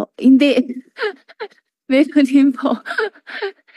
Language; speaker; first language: Filipino; non-native, learner; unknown